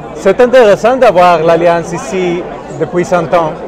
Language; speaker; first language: French; non-native, learner; Spanish